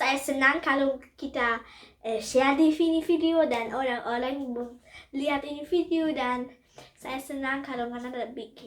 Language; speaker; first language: Indonesian; early bilingual, heritage; Indonesian